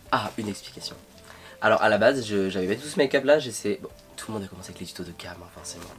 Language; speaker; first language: French; native; French